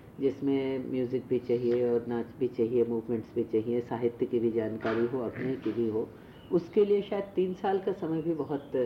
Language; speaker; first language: Hindi; native; Hindi